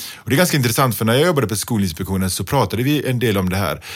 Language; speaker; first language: Swedish; early bilingual, other home language; Pashto